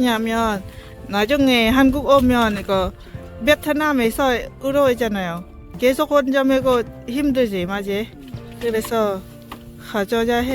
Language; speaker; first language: Korean; non-native, learner; Lao